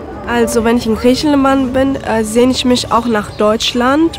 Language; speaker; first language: German; early bilingual, other home language; Greek